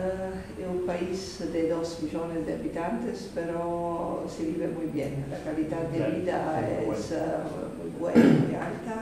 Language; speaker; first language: Spanish; non-native, learner; Slovenian